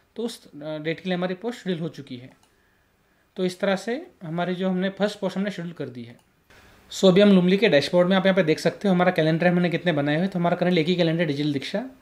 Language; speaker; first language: Hindi; native; Hindi